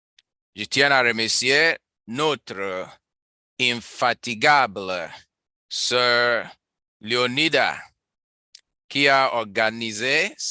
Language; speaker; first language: French; non-native, learner; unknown